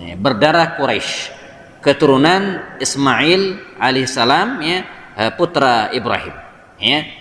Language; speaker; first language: Indonesian; native; Indonesian